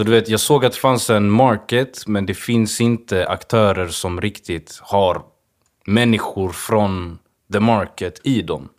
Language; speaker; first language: Swedish; early bilingual, other home language; Swahili